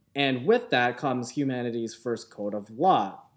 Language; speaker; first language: English; native; English